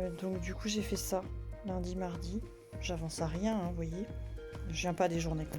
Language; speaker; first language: French; native; French